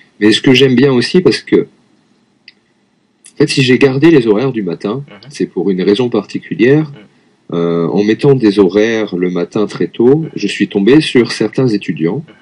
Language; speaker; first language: French; native; French